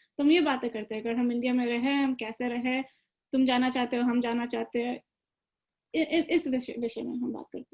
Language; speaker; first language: Hindi; early bilingual, other home language; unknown